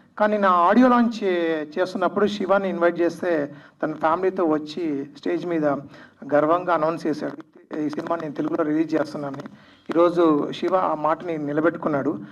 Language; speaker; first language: Telugu; native; Telugu